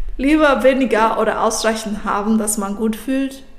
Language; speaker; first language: German; non-native, fluent; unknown